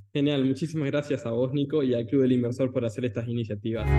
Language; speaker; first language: Spanish; native; Spanish